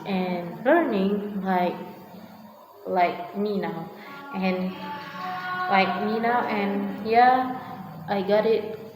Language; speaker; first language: English; non-native, learner; Indonesian